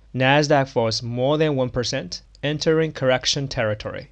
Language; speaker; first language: English; non-native, fluent; Chinese